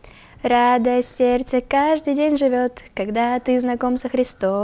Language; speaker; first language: Spanish; non-native, learner; Russian